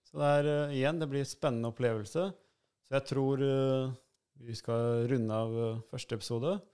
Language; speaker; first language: Norwegian; early bilingual, other home language; Albanian